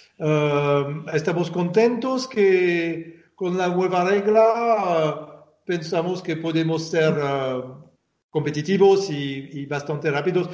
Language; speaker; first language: Spanish; non-native, fluent; French